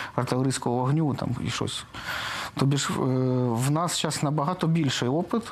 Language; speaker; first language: Ukrainian; native; Ukrainian